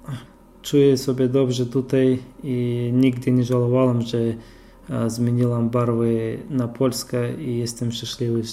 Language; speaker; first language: Polish; non-native, fluent; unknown